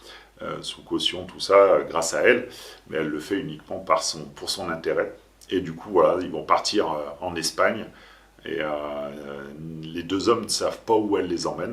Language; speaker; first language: French; native; French